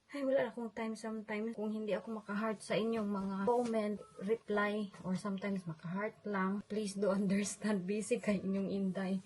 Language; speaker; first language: Filipino; non-native, local second language; Cebuano